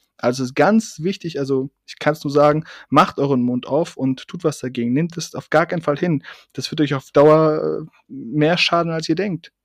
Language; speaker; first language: German; early bilingual, other home language; Persian